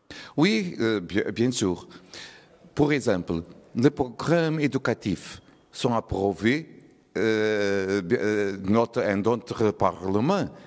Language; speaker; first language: French; non-native, learner; Portuguese